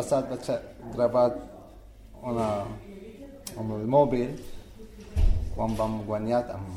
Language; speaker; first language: Catalan; non-native, learner; Arabic